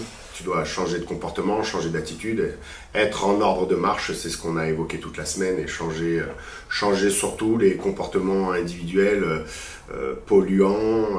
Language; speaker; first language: French; native; French